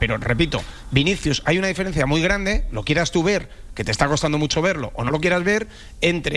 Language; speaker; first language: Spanish; native; Spanish